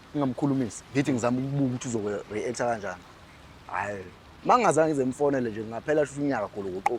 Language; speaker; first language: Zulu; native; Zulu